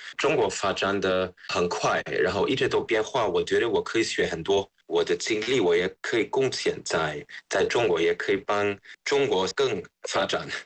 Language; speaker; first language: Chinese; non-native, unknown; German